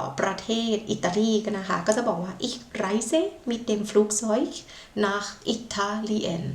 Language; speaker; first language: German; non-native, learner; Thai